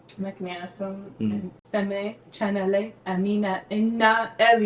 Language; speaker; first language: Amharic; non-native, learner; Arabic